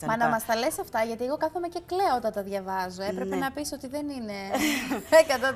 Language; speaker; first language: Greek; native; Greek